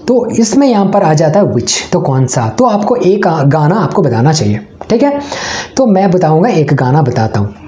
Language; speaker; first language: Hindi; non-native, local second language; Tamil